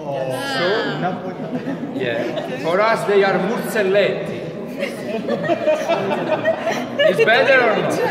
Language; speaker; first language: English; non-native, fluent; Italian